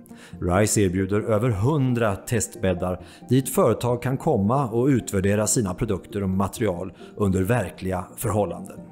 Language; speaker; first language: Swedish; native; Swedish